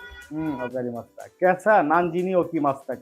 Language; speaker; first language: Japanese; non-native, fluent; Bangla